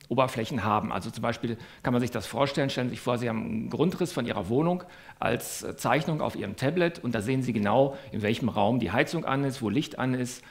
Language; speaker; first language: German; native; German